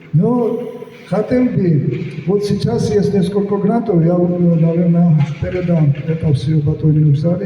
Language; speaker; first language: Russian; non-native, fluent; Georgian